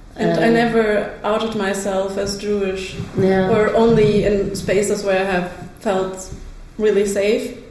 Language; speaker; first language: English; early bilingual, other home language; Russian